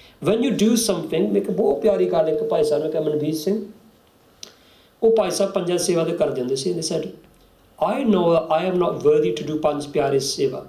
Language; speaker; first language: English; early bilingual, other home language; Punjabi